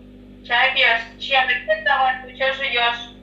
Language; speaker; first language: Russian; native; Russian